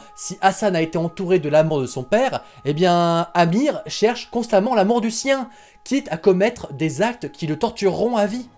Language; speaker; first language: French; native; French